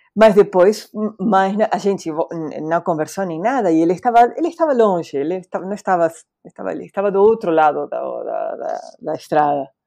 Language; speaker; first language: Portuguese; non-native, fluent; Spanish